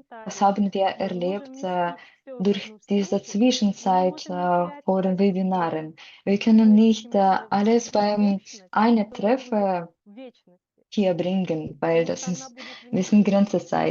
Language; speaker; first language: German; non-native, learner; Russian